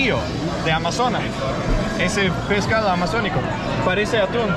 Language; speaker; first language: Spanish; non-native, fluent; Danish